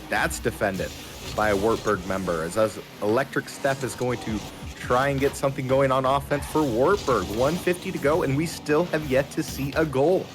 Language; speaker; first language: English; native; English